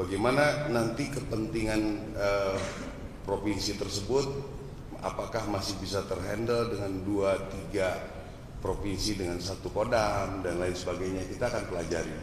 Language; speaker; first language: Indonesian; native; Indonesian